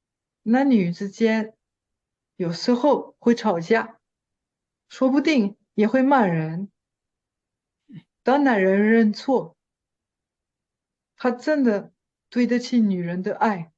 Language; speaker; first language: Chinese; non-native, fluent; French